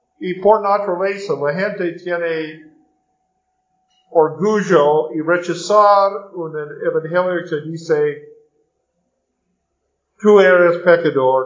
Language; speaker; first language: Spanish; non-native, learner; English